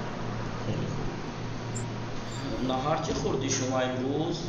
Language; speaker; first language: Persian; non-native, fluent; Urdu